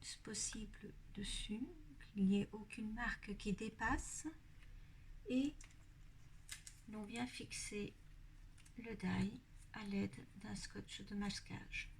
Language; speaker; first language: French; native; French